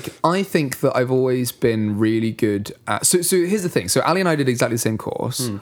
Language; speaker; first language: English; native; English